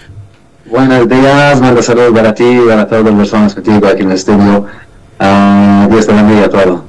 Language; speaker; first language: Spanish; non-native, learner; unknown